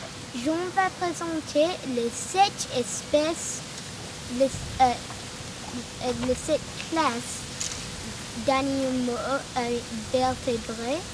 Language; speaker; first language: French; non-native, learner; English